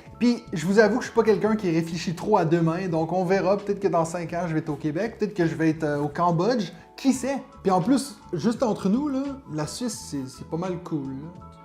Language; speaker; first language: French; native; French